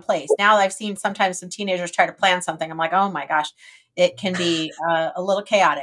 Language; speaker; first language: English; native; English